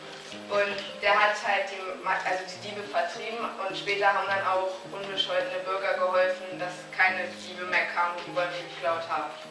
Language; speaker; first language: German; native; German